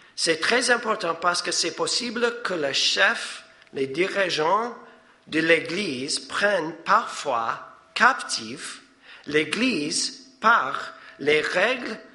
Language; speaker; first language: French; non-native, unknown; English